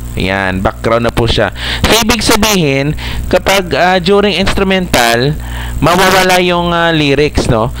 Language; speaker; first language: Filipino; non-native, local second language; Hiligaynon